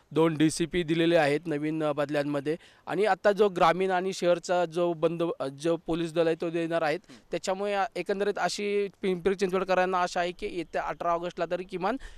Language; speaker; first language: Marathi; native; Marathi